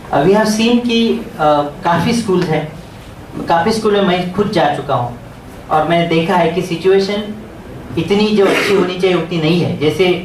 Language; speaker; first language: Hindi; non-native, local second language; Marathi